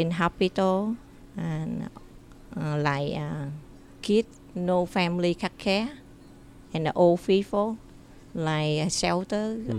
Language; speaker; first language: English; non-native, learner; Vietnamese